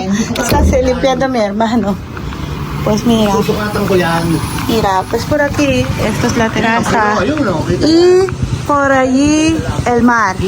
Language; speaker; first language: Spanish; non-native, fluent; Filipino